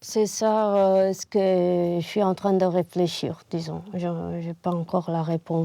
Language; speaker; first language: French; non-native, fluent; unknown